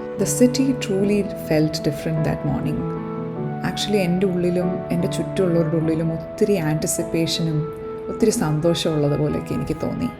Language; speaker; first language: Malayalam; early bilingual, heritage; Malayalam